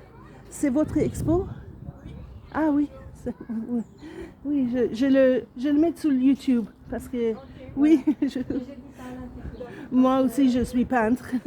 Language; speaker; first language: French; non-native, learner; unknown